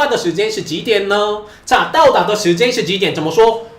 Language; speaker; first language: Chinese; non-native, fluent; Korean